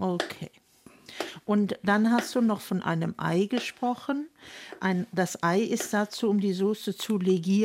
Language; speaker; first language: German; native; German